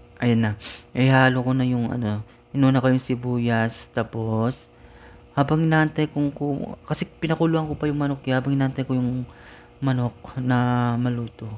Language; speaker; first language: Filipino; non-native, local second language; Iloko